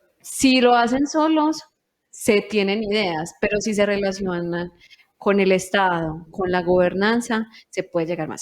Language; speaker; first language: Spanish; native; Spanish